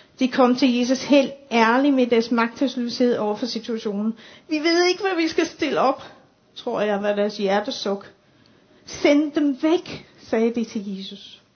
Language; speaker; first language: Danish; non-native, fluent; English